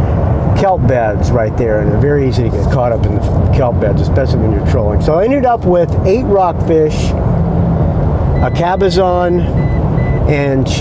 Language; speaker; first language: English; native; English